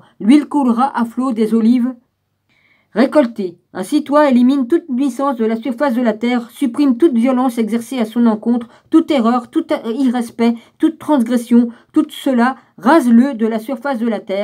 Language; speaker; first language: French; native; French